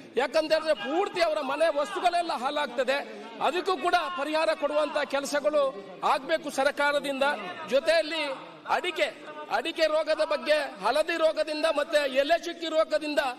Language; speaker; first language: Kannada; non-native, local second language; Tulu